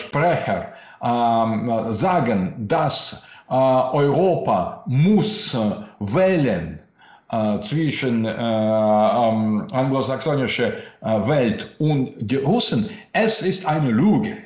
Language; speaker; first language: German; non-native, learner; Russian